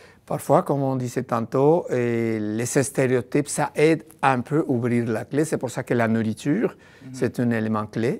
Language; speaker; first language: French; non-native, fluent; Spanish